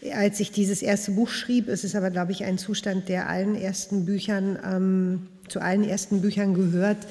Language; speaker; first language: German; native; German